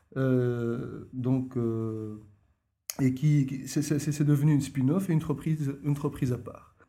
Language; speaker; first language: French; non-native, local second language; Arabic